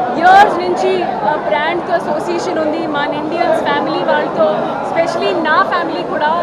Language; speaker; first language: Telugu; non-native, learner; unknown